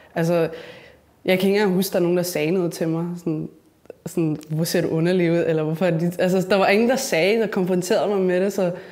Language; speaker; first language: Danish; early bilingual, other home language; Spanish